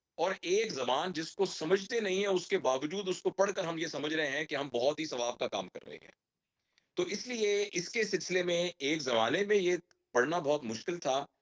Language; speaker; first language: Urdu; non-native, local second language; Punjabi